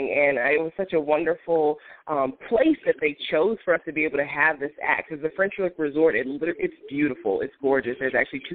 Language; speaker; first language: English; native; English